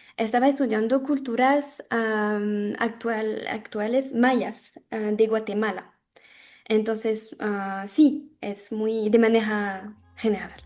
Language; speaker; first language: Spanish; non-native, fluent; French